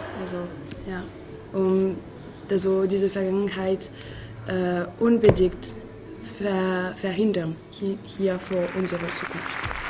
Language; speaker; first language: German; non-native, fluent; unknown